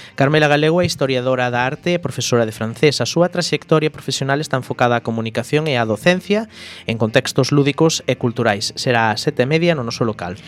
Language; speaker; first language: Galician; native; Galician